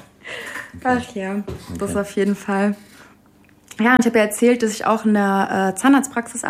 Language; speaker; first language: German; early bilingual, other home language; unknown